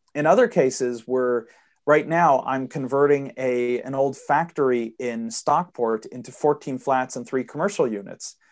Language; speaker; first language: English; early bilingual, heritage; Swedish